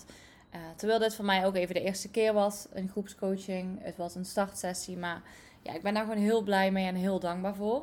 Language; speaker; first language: Dutch; native; Dutch